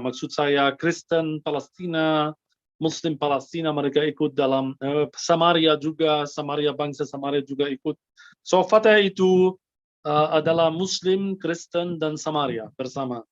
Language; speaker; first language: Indonesian; non-native, fluent; Arabic